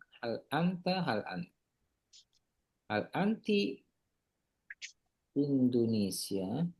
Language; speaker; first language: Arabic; non-native, fluent; Indonesian